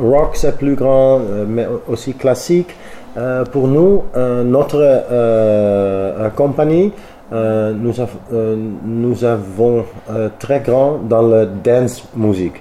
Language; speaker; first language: French; non-native, learner; Dutch